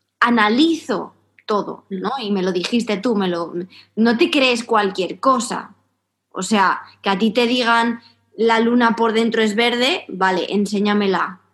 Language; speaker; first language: Spanish; native; Spanish